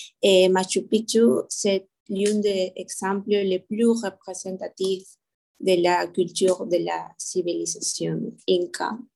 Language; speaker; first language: French; non-native, learner; Spanish